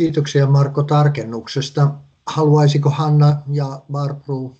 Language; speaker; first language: Finnish; native; Finnish